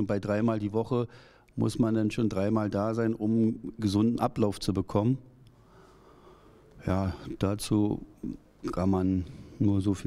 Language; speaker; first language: German; native; German